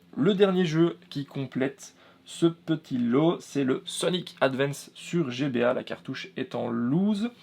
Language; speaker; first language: French; native; French